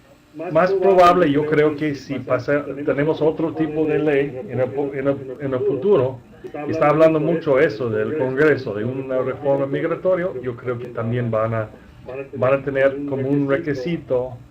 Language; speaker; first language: Spanish; non-native, fluent; English